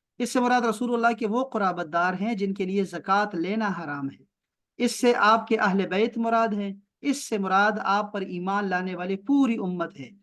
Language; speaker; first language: Urdu; non-native, local second language; Pashto